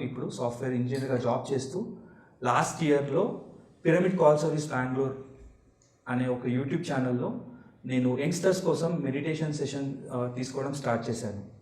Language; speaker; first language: Telugu; non-native, local second language; Marathi